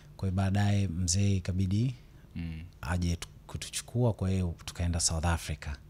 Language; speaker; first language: Swahili; native; Swahili